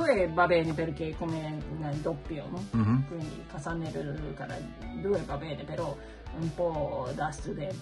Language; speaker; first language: Italian; non-native, learner; Japanese